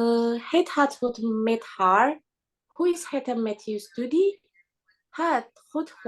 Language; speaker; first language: Dutch; non-native, learner; Indonesian